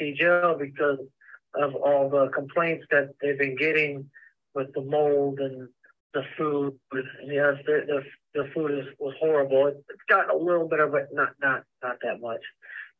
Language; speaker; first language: English; native; English